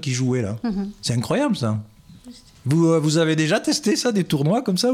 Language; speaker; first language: French; native; French